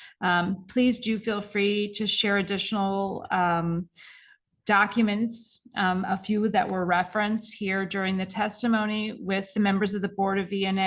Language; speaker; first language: English; native; English